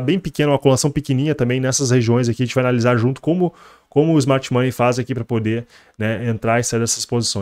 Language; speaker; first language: Portuguese; native; Portuguese